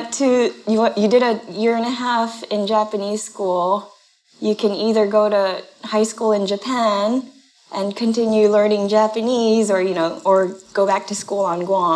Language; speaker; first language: English; non-native, fluent; Japanese